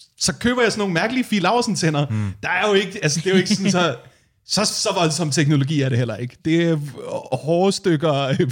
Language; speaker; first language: Danish; native; Danish